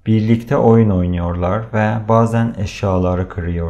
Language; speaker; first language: Turkish; non-native, fluent; Persian